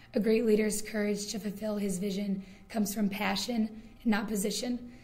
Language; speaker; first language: English; native; English